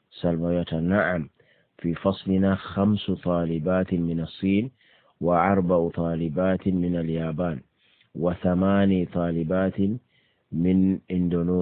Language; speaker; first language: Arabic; non-native, fluent; Fula